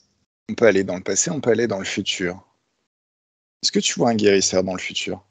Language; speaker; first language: French; native; French